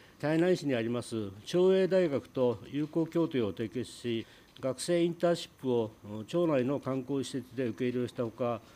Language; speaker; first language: Japanese; native; Japanese